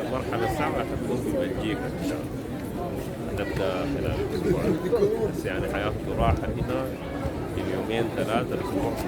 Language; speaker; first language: Arabic; native; Arabic